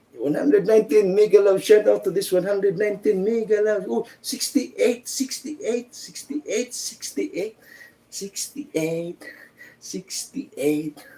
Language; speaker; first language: Filipino; native; Filipino